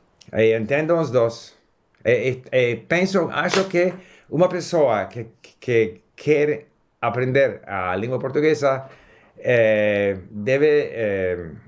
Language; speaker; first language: Portuguese; non-native, learner; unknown